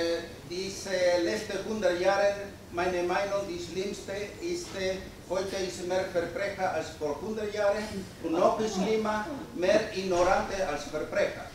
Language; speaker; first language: German; non-native, learner; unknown